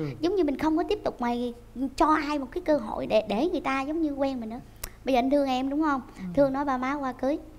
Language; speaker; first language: Vietnamese; native; Vietnamese